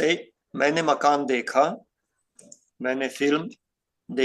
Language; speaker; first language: Hindi; non-native, fluent; Ukrainian